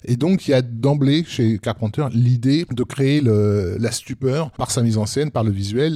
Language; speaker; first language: French; native; French